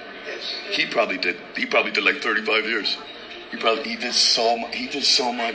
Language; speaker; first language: English; native; English